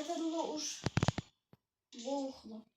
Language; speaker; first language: Czech; non-native, learner; Ukrainian